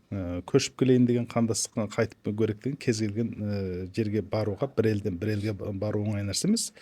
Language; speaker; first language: Kazakh; early bilingual, heritage; Kazakh